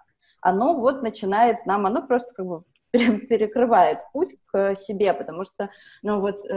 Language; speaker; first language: Russian; native; Russian